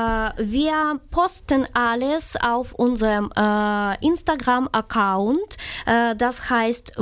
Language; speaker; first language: German; non-native, learner; Ukrainian